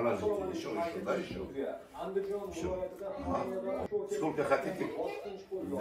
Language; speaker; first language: Russian; non-native, learner; Uzbek